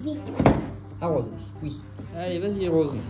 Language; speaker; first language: French; native; French